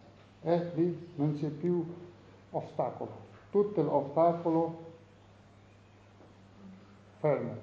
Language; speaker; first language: Italian; non-native, learner; Tibetan